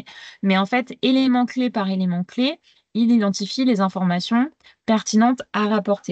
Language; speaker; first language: French; native; French